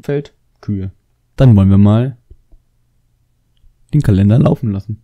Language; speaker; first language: German; native; German